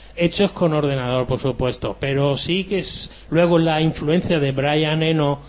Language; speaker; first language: Spanish; early bilingual, other home language; German